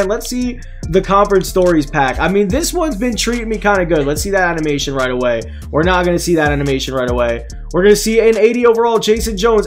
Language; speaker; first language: English; native; English